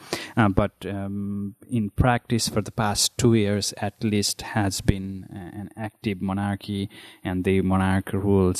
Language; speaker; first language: English; non-native, fluent; Nepali